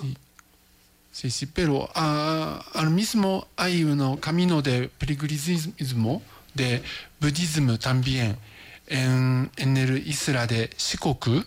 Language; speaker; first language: Spanish; non-native, learner; Japanese